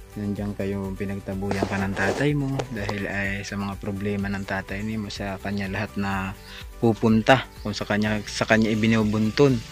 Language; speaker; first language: Filipino; non-native, local second language; Cebuano